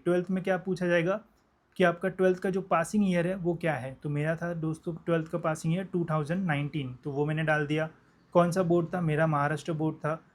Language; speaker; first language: Hindi; non-native, local second language; Marathi